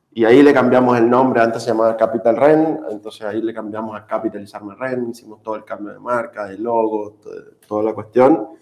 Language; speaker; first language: Spanish; native; Spanish